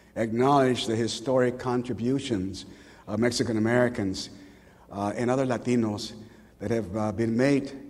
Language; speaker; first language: English; early bilingual, other home language; Spanish